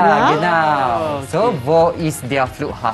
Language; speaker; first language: German; non-native, fluent; Malay